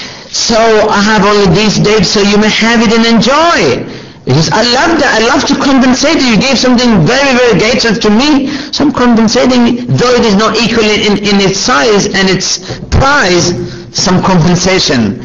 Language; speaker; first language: English; non-native, local second language; Malayalam